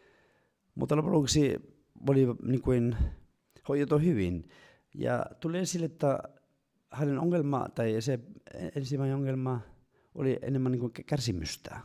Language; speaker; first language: Finnish; non-native, fluent; Spanish